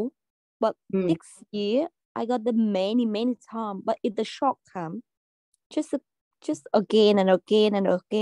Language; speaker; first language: English; non-native, learner; Vietnamese